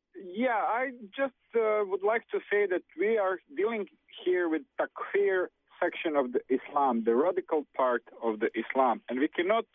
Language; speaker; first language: English; non-native, fluent; Serbian